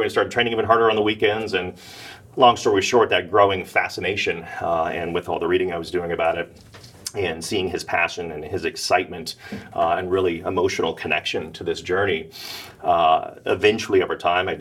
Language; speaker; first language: English; native; English